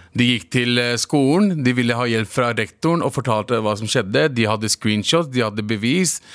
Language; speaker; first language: Norwegian; native; Norwegian